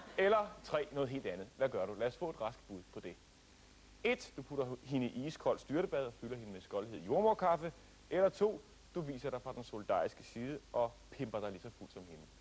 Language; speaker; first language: Danish; native; Danish